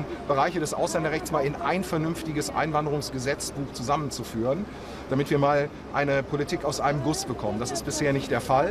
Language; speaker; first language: German; native; German